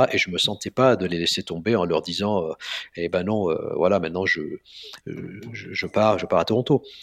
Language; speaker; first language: French; non-native, local second language; Arabic